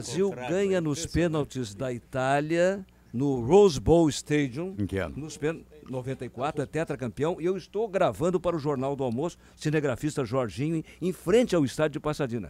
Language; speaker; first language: Portuguese; native; Portuguese